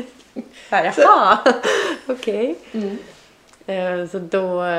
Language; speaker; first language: Swedish; native; Swedish